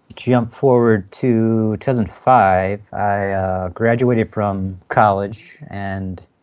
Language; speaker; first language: English; native; English